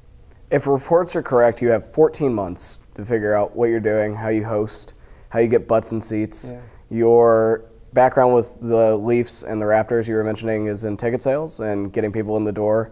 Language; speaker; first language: English; native; English